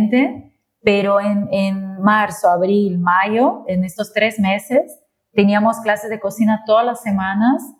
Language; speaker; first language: Spanish; non-native, fluent; Portuguese